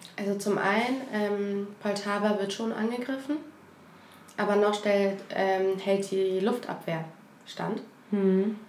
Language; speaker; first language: German; native; German